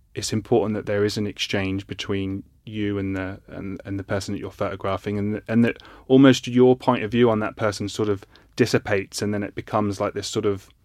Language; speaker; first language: English; native; English